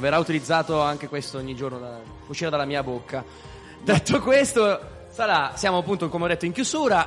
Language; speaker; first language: Italian; native; Italian